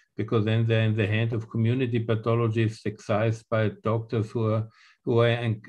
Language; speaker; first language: English; non-native, fluent; German